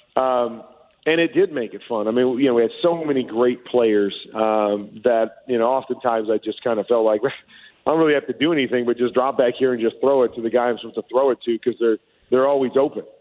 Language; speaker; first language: English; native; English